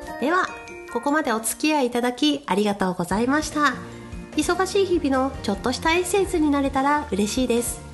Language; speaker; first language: Japanese; native; Japanese